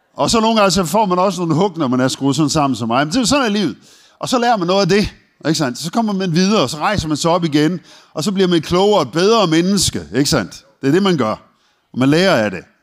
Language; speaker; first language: Danish; native; Danish